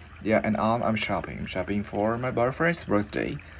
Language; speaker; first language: English; non-native, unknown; Vietnamese